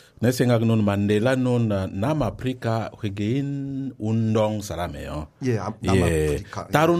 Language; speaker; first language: Korean; non-native, learner; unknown